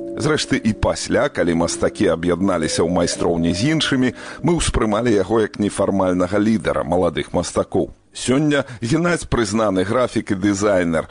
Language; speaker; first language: Belarusian; native; Belarusian